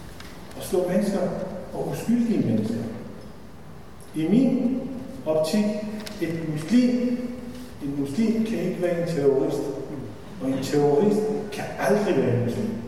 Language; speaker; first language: Danish; non-native, fluent; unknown